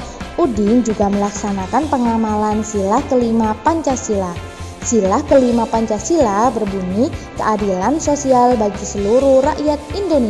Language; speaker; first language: Indonesian; native; Indonesian